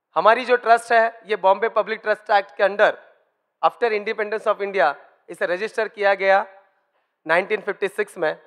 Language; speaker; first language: Hindi; non-native, local second language; Marathi